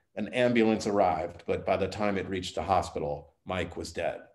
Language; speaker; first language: English; native; English